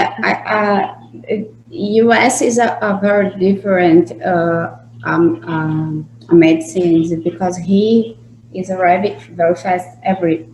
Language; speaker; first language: English; non-native, learner; Portuguese